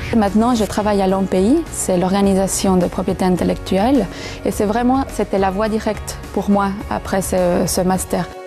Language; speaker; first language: French; non-native, fluent; Spanish